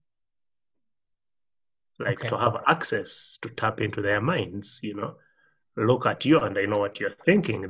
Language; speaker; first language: English; non-native, local second language; Ganda